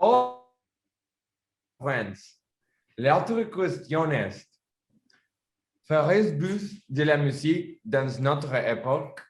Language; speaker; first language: French; non-native, learner; Spanish